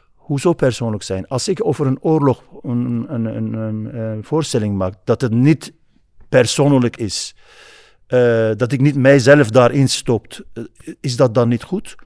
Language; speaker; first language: Dutch; non-native, fluent; Kurdish